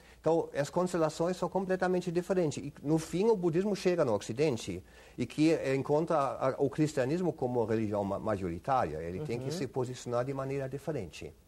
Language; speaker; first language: Portuguese; non-native, fluent; German